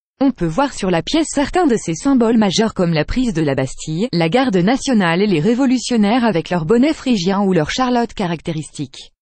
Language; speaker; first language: French; native; French